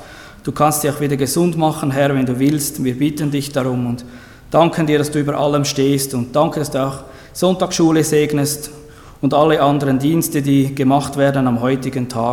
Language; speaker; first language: German; native; German